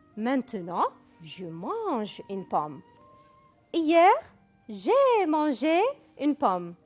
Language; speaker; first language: French; non-native, fluent; Arabic